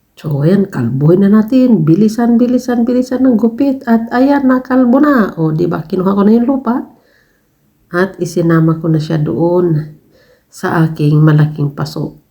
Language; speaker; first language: Filipino; native; Filipino